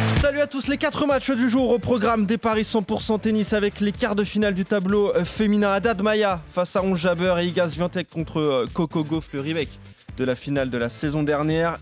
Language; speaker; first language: French; native; French